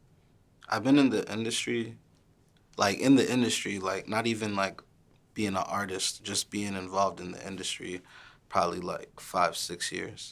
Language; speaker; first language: English; early bilingual, other home language; Haitian Creole